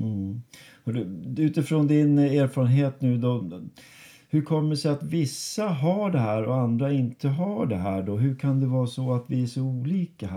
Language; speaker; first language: Swedish; native; Swedish